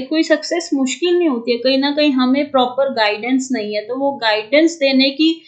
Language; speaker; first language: Hindi; native; Hindi